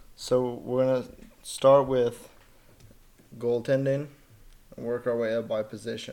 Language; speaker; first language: English; native; English